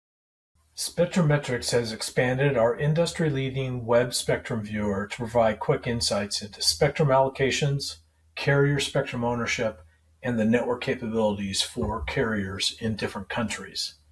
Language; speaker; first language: English; native; English